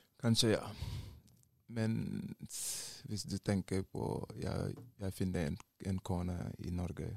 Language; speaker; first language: Norwegian; non-native, learner; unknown